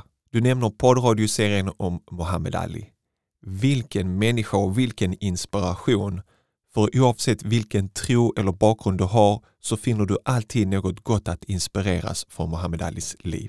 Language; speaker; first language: Swedish; native; Swedish